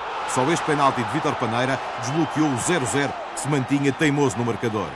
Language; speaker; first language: Portuguese; native; Portuguese